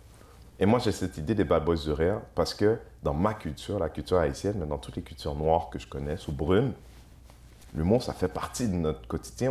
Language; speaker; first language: French; early bilingual, other home language; Haitian Creole